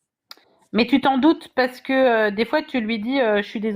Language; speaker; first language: French; native; French